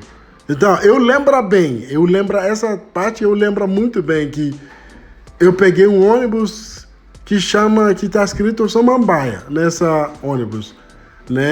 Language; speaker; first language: Portuguese; non-native, fluent; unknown